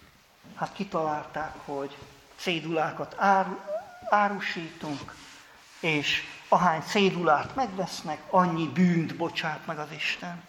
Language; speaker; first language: Hungarian; native; Hungarian